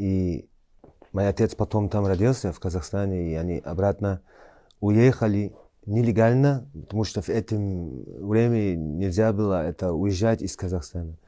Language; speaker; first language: Russian; early bilingual, heritage; Chechen